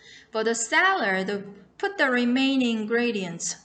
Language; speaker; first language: English; non-native, fluent; Korean